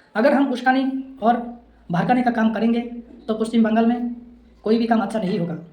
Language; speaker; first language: Hindi; non-native, local second language; Bangla